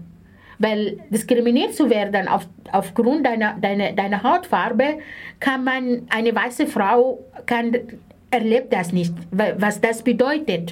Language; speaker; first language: German; non-native, fluent; Arabic